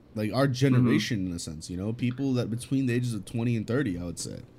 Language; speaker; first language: English; early bilingual, other home language; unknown